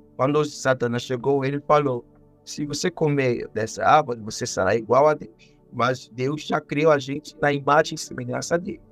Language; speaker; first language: Portuguese; non-native, fluent; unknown